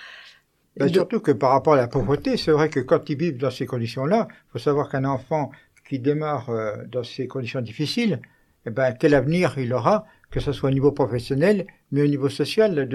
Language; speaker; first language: French; native; French